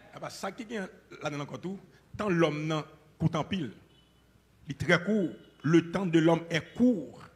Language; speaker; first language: French; non-native, local second language; Haitian Creole